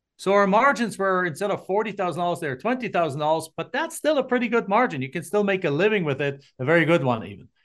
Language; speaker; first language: English; non-native, fluent; German